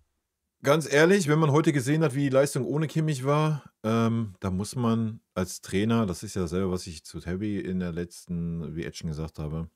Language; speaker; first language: German; native; German